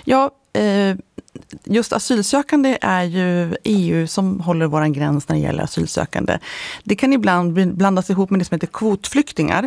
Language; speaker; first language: Swedish; native; Swedish